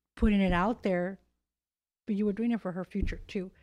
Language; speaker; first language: English; native; English